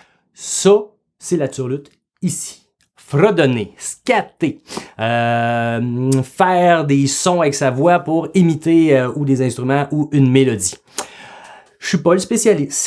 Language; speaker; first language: French; native; French